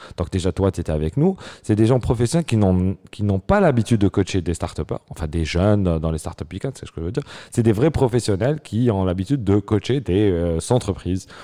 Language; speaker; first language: French; non-native, local second language; Arabic